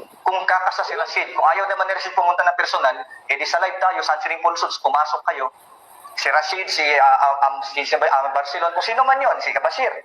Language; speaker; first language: Filipino; native; Filipino